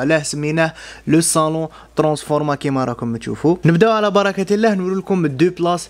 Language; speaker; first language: Arabic; native; Arabic